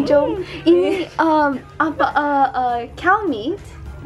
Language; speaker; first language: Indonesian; non-native, learner; English